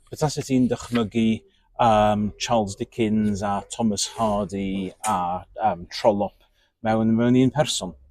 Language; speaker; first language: Welsh; non-native, local second language; English